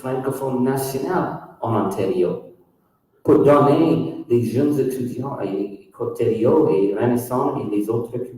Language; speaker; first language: French; non-native, local second language; English